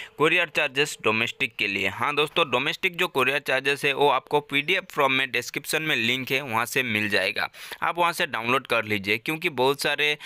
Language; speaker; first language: Hindi; native; Hindi